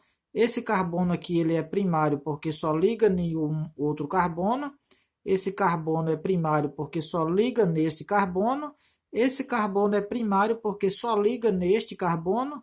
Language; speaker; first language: Portuguese; native; Portuguese